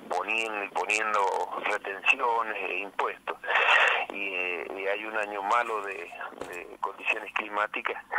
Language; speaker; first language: Spanish; native; Spanish